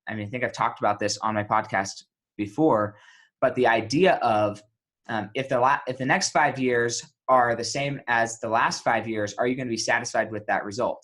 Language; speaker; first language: English; native; English